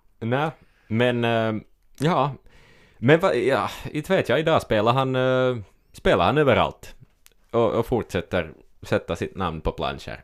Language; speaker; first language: Swedish; native; Swedish